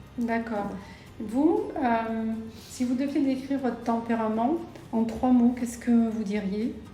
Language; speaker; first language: French; native; French